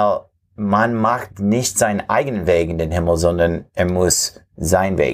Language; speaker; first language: German; non-native, fluent; English